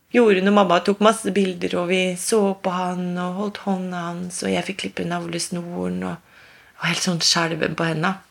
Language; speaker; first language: Norwegian; native; Norwegian